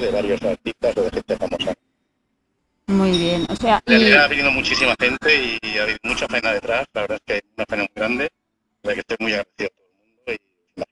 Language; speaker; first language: Spanish; native; Spanish